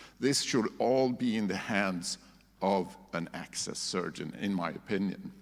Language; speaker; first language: English; non-native, fluent; Swedish